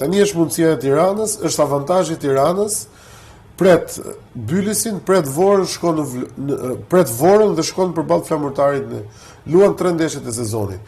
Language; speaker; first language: Albanian; native; Albanian